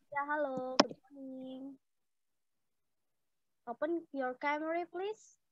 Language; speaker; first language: English; non-native, learner; Indonesian